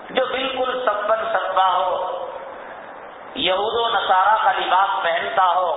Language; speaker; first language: Urdu; native; Urdu